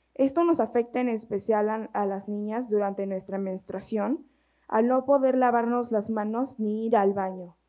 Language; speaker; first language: Spanish; native; Spanish